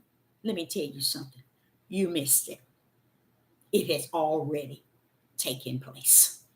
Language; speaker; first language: English; native; English